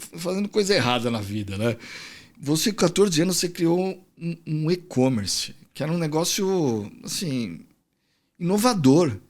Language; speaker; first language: Portuguese; native; Portuguese